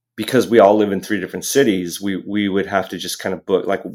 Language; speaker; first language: English; native; English